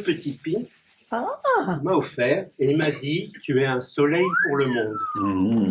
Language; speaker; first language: French; native; French